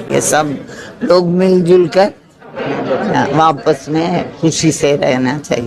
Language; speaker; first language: Hindi; non-native, local second language; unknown